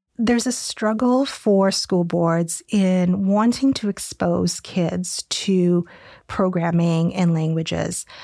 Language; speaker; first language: English; early bilingual, other home language; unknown